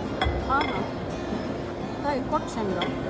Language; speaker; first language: Swedish; non-native, learner; Filipino